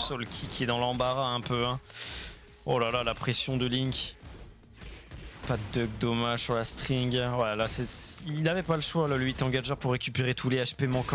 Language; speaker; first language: French; native; French